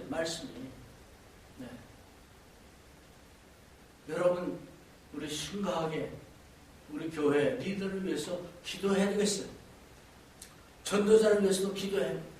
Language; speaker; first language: Korean; native; Korean